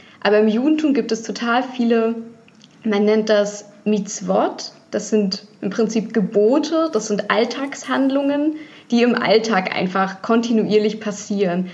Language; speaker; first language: German; early bilingual, other home language; Russian